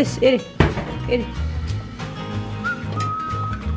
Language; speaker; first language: English; non-native, learner; Indonesian